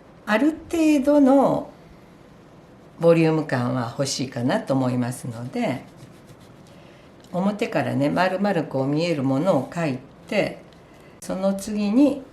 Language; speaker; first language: Japanese; native; Japanese